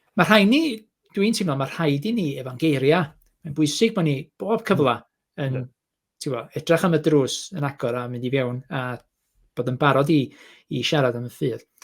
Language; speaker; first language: Welsh; native; Welsh